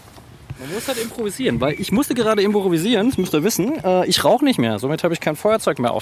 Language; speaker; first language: German; native; German